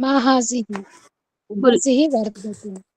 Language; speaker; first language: Arabic; non-native, learner; Urdu